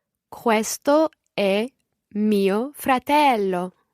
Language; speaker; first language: Italian; non-native, learner; English